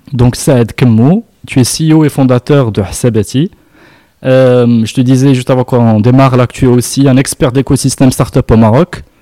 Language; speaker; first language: French; non-native, local second language; Arabic